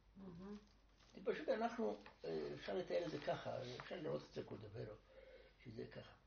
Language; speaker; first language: Hebrew; non-native, fluent; Romanian